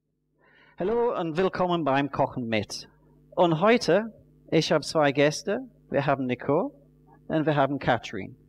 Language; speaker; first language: German; non-native, fluent; English